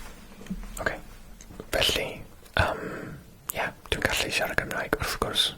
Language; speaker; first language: Welsh; non-native, local second language; English